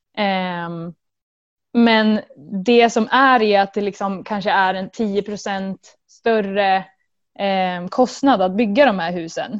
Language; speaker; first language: Swedish; native; Swedish